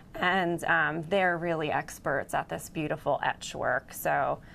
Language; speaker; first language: English; native; English